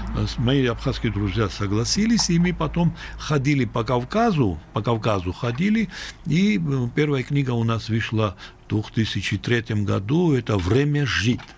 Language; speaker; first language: Russian; non-native, local second language; Georgian